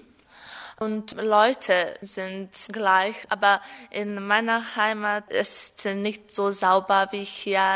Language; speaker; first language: German; non-native, learner; Serbian